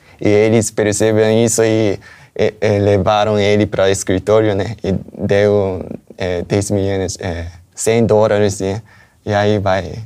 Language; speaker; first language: Portuguese; non-native, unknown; Japanese